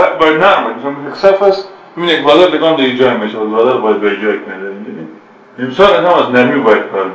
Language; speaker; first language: Persian; native; Persian